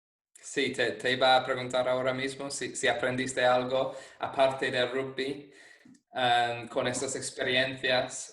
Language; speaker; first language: Spanish; non-native, fluent; English